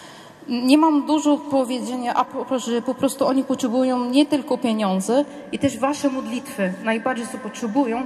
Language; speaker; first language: Polish; non-native, learner; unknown